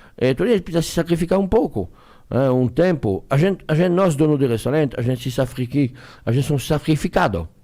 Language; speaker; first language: Portuguese; non-native, fluent; French